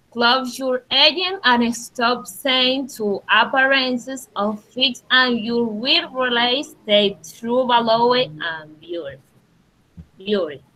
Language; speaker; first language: English; non-native, learner; Spanish